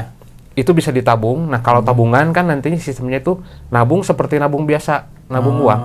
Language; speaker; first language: Indonesian; non-native, local second language; Sundanese